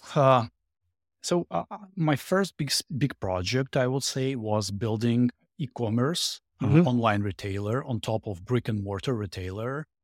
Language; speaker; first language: English; non-native, fluent; Russian